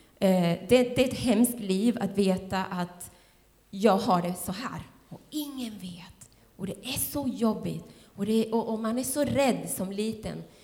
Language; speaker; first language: Swedish; non-native, fluent; Spanish